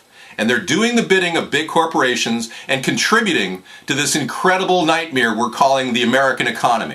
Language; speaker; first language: English; native; English